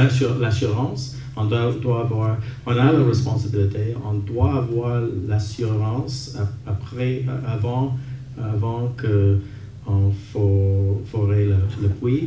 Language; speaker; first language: French; non-native, local second language; English